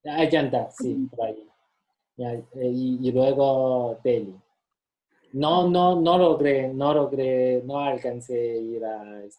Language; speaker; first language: Spanish; non-native, fluent; Chinese